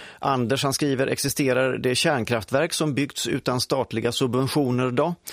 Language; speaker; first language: Swedish; native; Swedish